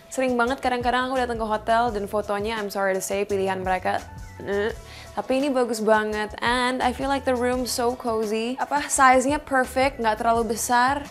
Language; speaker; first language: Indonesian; non-native, local second language; English